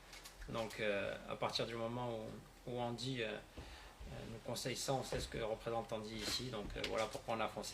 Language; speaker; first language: French; native; French